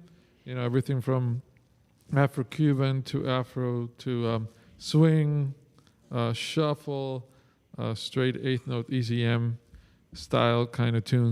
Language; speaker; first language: English; non-native, fluent; Spanish